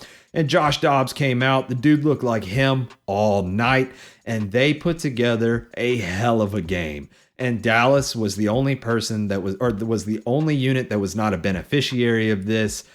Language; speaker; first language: English; native; English